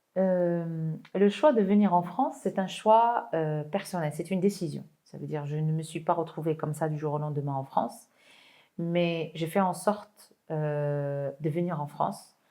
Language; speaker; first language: French; non-native, local second language; Arabic